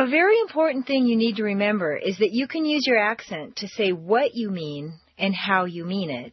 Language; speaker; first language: English; native; English